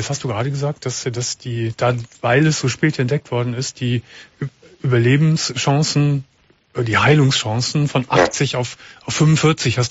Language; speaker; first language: German; native; German